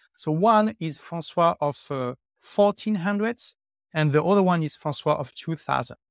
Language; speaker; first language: English; non-native, fluent; French